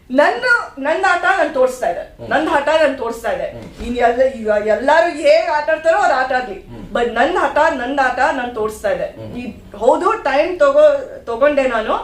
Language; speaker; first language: Kannada; non-native, learner; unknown